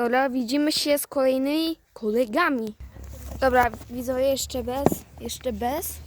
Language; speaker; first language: Polish; native; Polish